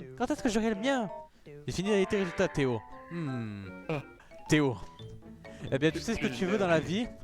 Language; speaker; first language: French; native; French